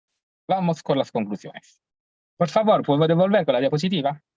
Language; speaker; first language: Spanish; non-native, learner; Italian